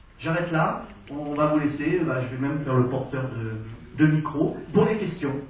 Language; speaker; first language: French; native; French